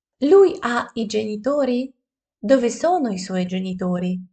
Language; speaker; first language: Italian; non-native, fluent; Ukrainian